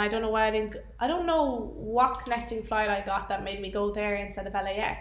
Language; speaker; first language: English; native; English